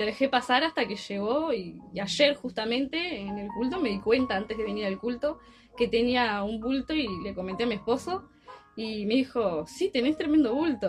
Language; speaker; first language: Spanish; native; Spanish